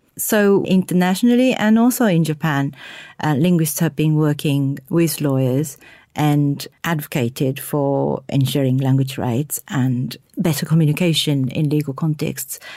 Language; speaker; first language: English; non-native, fluent; Japanese